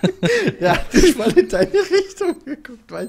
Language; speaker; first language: German; native; German